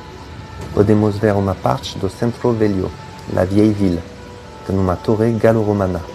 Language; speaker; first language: Portuguese; non-native, fluent; French